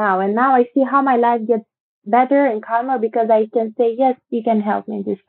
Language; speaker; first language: English; non-native, fluent; Romanian